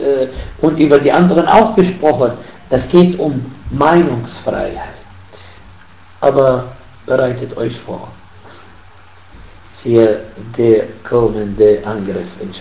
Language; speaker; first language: German; non-native, fluent; Arabic